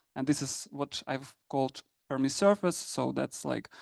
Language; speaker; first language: English; non-native, fluent; Ukrainian